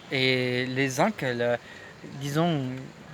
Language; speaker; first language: French; non-native, fluent; Spanish